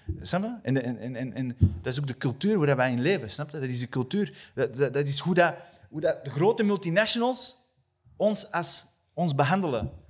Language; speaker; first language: Dutch; native; Dutch